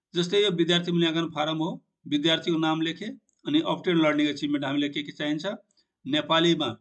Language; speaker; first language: Nepali; non-native, local second language; Maithili